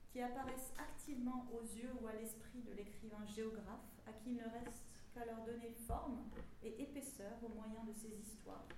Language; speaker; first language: French; native; French